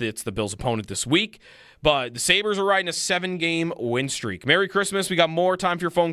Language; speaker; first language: English; native; English